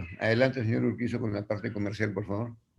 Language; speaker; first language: Spanish; native; Spanish